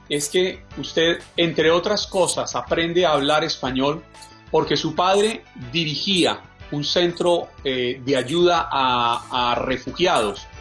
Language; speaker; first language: Spanish; native; Spanish